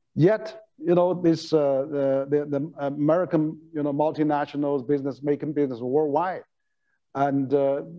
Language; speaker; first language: English; non-native, fluent; Chinese